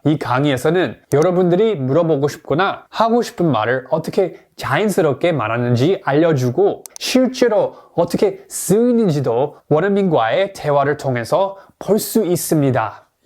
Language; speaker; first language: Korean; non-native, fluent; English